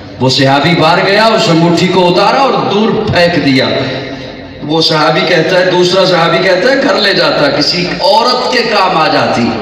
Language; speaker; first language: Urdu; non-native, local second language; Punjabi